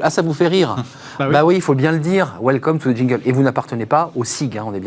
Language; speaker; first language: French; native; French